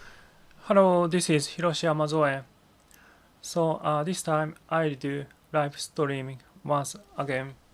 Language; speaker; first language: English; non-native, learner; Japanese